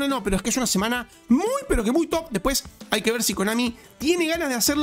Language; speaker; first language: Spanish; native; Spanish